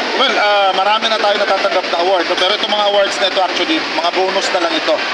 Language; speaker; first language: Filipino; non-native, local second language; Maguindanaon